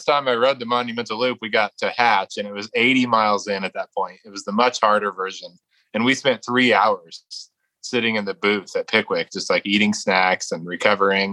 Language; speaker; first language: English; native; English